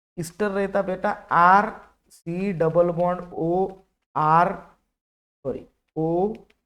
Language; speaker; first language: Hindi; non-native, local second language; Marathi